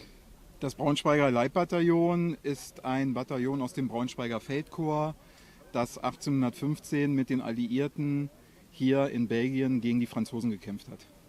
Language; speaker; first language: German; native; German